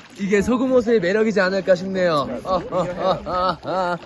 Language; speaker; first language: Korean; native; Korean